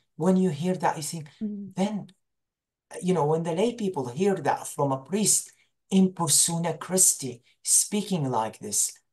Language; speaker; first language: English; non-native, fluent; Arabic